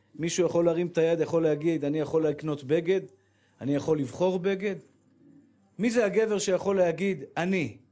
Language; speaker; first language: Hebrew; native; Hebrew